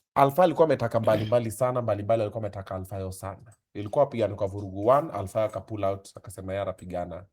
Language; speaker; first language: Swahili; native; Swahili